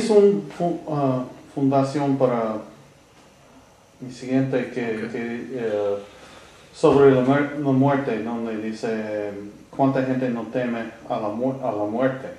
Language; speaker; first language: Spanish; non-native, learner; English